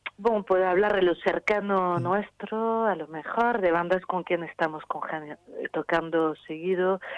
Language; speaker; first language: Spanish; non-native, fluent; French